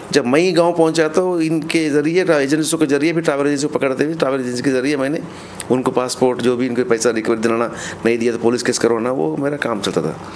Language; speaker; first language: Hindi; non-native, local second language; Urdu